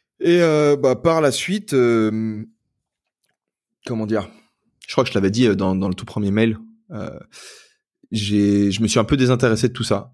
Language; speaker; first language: French; native; French